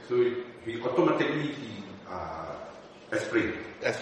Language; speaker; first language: English; non-native, learner; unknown